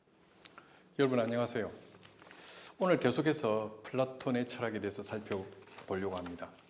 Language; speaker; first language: Korean; native; Korean